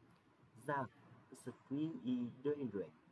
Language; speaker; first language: English; non-native, learner; Vietnamese